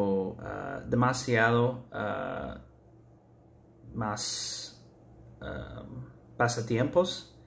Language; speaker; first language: Spanish; non-native, learner; English